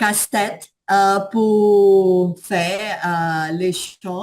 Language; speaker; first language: French; non-native, learner; Portuguese